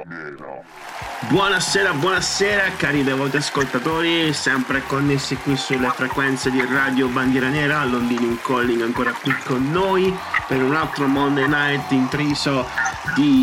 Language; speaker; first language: Italian; native; Italian